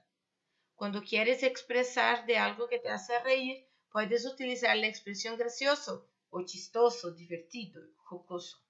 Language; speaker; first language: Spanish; non-native, fluent; Portuguese